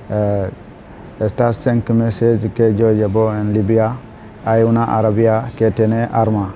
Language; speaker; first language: Spanish; non-native, learner; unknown